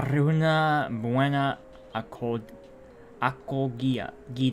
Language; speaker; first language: Spanish; non-native, learner; English